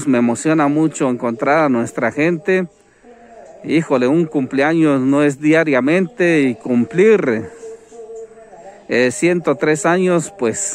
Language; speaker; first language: Spanish; native; Spanish